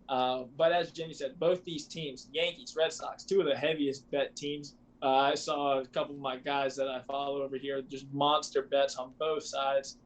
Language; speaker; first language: English; native; English